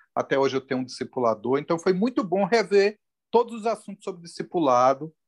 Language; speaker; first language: Portuguese; native; Portuguese